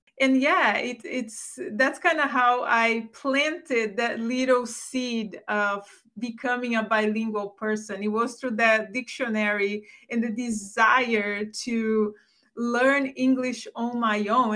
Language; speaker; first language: English; non-native, fluent; Portuguese